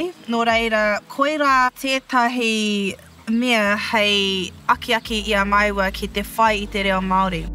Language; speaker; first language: Māori; non-native, local second language; English